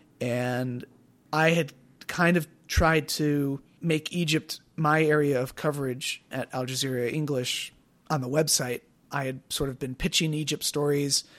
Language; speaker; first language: English; native; English